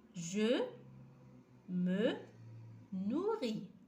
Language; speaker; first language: French; non-native, fluent; Arabic